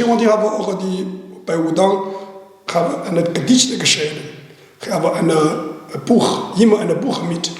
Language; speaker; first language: German; non-native, learner; Chinese